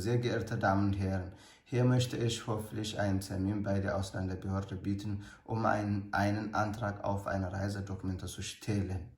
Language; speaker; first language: German; non-native, learner; Amharic